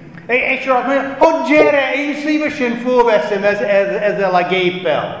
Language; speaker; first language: Hungarian; non-native, fluent; English